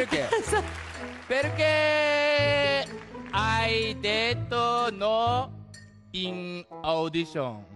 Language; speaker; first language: Italian; non-native, learner; Japanese